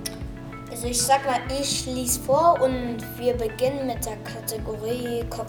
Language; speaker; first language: German; early bilingual, other home language; Russian